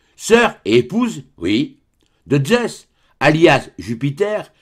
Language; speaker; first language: French; native; French